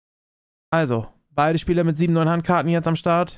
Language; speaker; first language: German; native; German